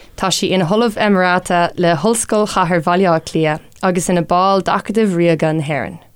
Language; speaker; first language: Irish; non-native, local second language; English